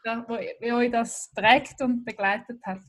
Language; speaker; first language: German; native; German